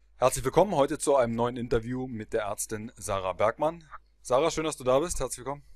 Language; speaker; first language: German; native; German